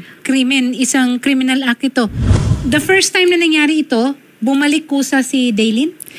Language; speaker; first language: Filipino; native; Filipino